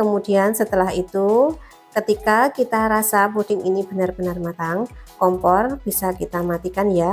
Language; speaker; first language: Indonesian; native; Indonesian